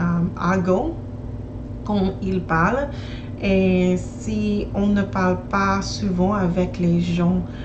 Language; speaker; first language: French; non-native, learner; English